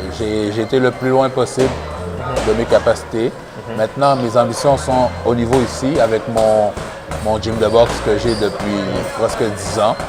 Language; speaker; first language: French; early bilingual, other home language; Haitian Creole